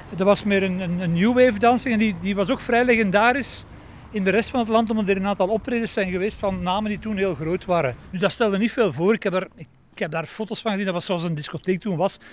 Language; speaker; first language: Dutch; native; Dutch